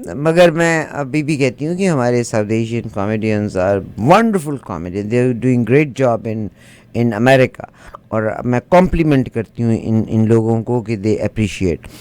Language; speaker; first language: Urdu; non-native, local second language; Punjabi